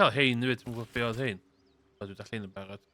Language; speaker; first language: Welsh; non-native, learner; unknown